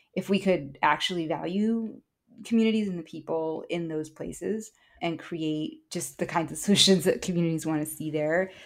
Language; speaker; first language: English; early bilingual, other home language; Spanish